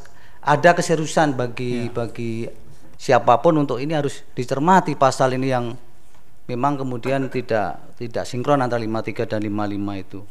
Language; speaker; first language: Indonesian; native; Indonesian